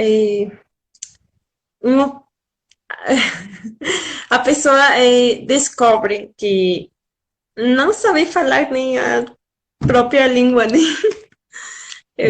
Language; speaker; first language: Portuguese; non-native, fluent; Spanish